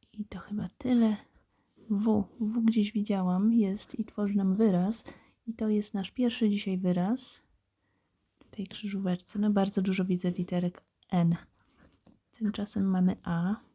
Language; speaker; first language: Polish; native; Polish